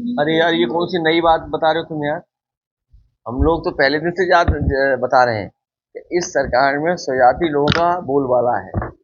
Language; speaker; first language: Hindi; native; Hindi